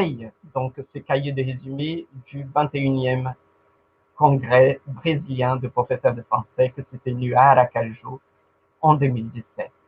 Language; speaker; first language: French; non-native, fluent; Portuguese